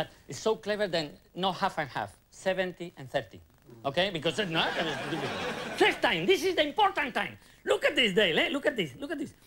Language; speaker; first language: English; non-native, learner; Spanish